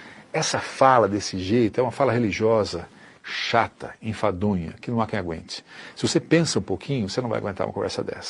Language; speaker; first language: Portuguese; native; Portuguese